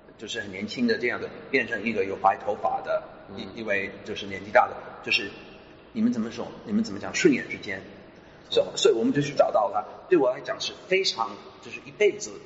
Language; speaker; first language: Chinese; non-native, fluent; English